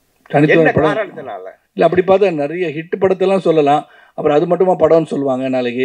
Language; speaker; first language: Tamil; native; Tamil